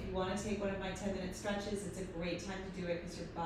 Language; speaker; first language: English; native; English